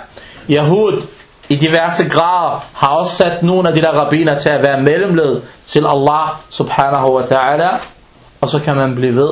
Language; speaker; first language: Danish; non-native, local second language; Arabic